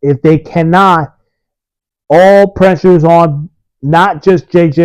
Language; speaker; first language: English; early bilingual, other home language; Spanish